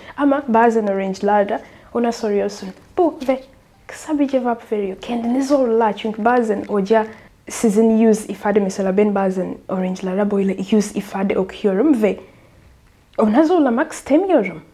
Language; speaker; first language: Turkish; non-native, fluent; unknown